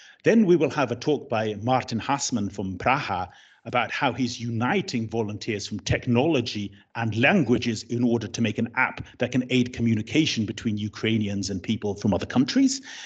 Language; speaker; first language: English; native; English